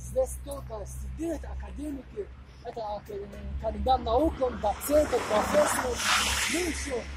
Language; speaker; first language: Russian; non-native, learner; Tajik